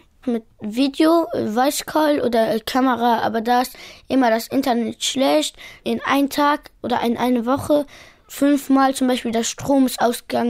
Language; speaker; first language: German; early bilingual, other home language; Pashto